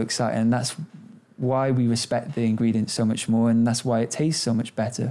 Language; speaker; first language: English; native; English